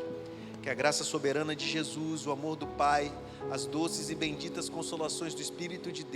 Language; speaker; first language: Portuguese; native; Portuguese